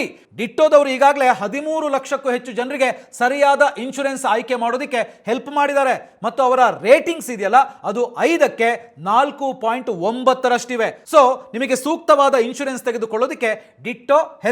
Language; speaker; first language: Kannada; native; Kannada